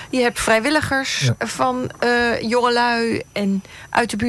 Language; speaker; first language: Dutch; native; Dutch